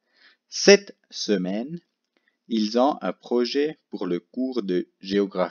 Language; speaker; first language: French; non-native, local second language; German